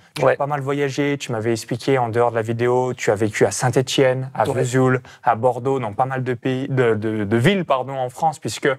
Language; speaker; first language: French; native; French